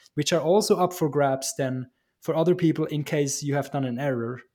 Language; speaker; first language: English; non-native, fluent; German